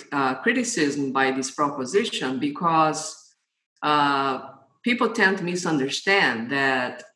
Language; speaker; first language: English; non-native, fluent; Portuguese